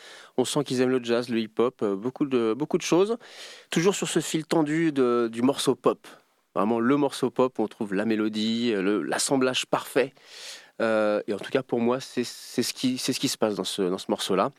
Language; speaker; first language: French; native; French